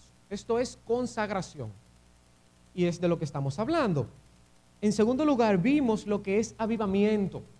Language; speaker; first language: Spanish; native; Spanish